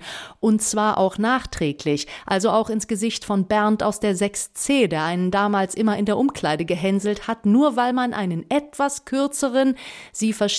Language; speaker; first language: German; native; German